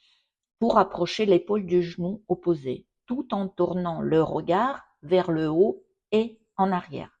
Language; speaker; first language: French; non-native, fluent; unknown